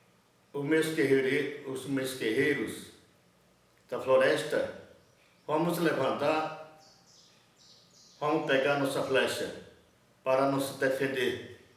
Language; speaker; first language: Portuguese; non-native, local second language; Yanomámi